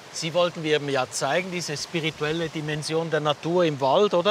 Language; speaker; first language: German; native; German